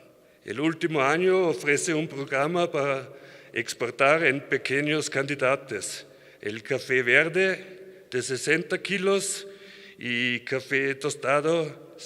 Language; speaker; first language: Spanish; non-native, learner; German